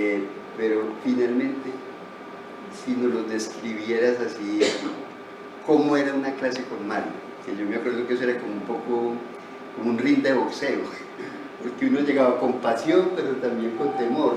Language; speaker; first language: Spanish; native; Spanish